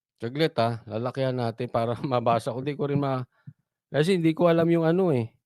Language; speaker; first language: Filipino; native; Filipino